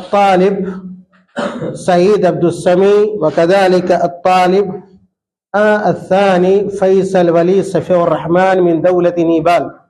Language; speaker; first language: Arabic; non-native, fluent; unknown